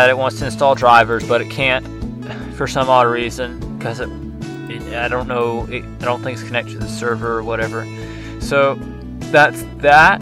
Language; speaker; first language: English; native; English